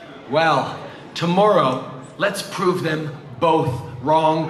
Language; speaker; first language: English; native; English